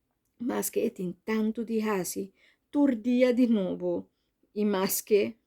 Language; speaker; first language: Portuguese; non-native, learner; Papiamento